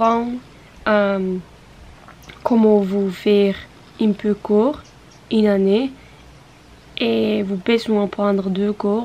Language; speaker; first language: French; non-native, learner; Norwegian